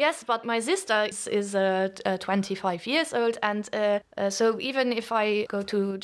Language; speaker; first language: English; non-native, fluent; Luxembourgish